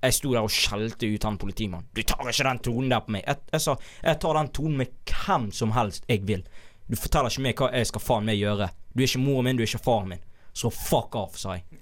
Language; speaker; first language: Norwegian; early bilingual, other home language; Somali